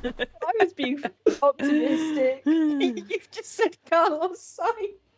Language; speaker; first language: English; native; English